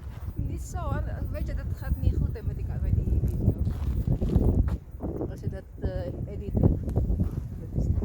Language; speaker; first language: Dutch; non-native, fluent; Filipino